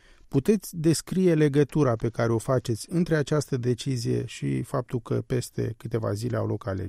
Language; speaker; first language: Romanian; native; Romanian